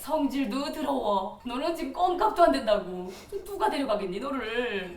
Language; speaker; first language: Korean; native; Korean